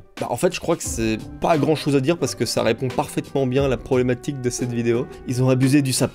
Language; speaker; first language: French; native; French